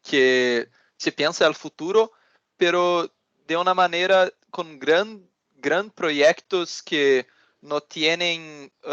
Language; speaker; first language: Spanish; non-native, learner; Portuguese